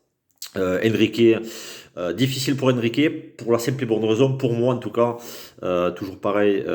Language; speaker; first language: French; native; French